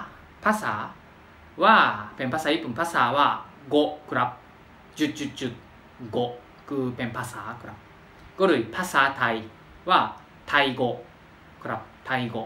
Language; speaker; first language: Thai; non-native, fluent; Japanese